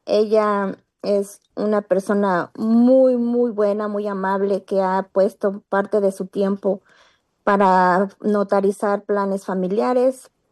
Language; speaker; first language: Spanish; native; Spanish